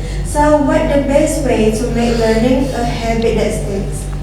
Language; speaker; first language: English; non-native, learner; Indonesian